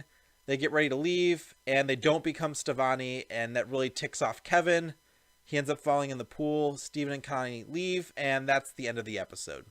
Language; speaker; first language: English; native; English